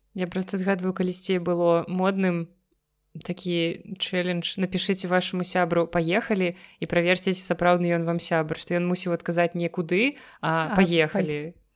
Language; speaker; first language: Belarusian; native; Belarusian